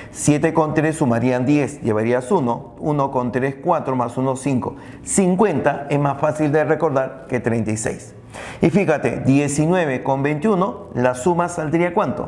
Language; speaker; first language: Spanish; native; Spanish